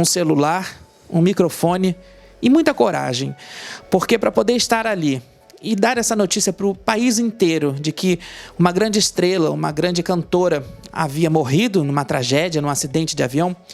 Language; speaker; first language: Portuguese; native; Portuguese